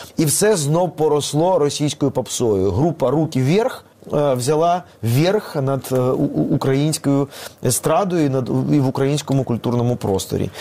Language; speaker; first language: Ukrainian; non-native, local second language; Russian